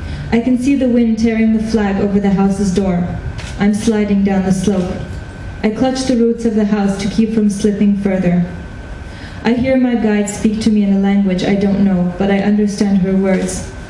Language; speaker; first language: English; early bilingual, other home language; Hungarian